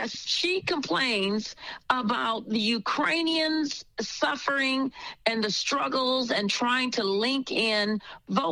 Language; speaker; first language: English; native; English